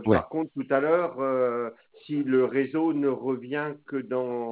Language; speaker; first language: French; native; French